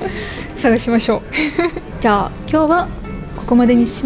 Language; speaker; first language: Japanese; non-native, fluent; Russian